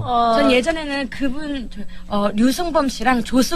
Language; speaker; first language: Korean; native; Korean